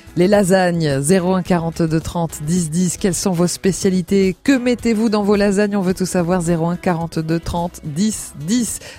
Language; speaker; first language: French; native; French